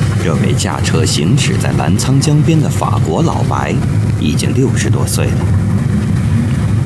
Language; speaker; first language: Chinese; native; Chinese